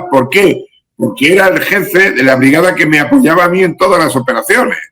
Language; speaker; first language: Spanish; native; Spanish